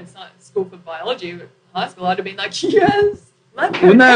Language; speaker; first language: English; native; English